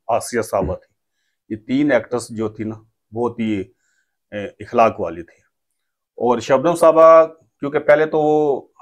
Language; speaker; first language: Urdu; native; Urdu